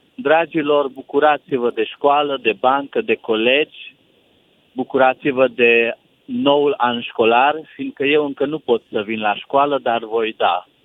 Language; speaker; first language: Romanian; non-native, local second language; Hungarian